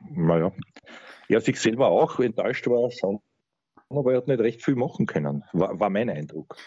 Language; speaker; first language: German; native; German